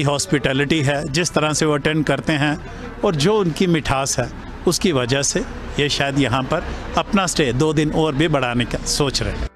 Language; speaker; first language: Hindi; native; Hindi